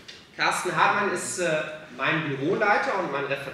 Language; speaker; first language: German; native; German